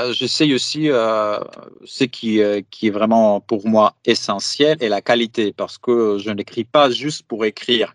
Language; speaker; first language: French; non-native, fluent; Greek